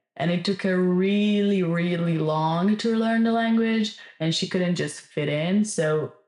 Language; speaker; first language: English; non-native, fluent; Italian